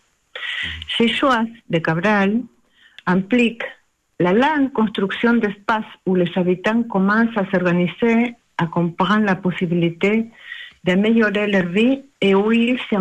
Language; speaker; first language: French; non-native, learner; Spanish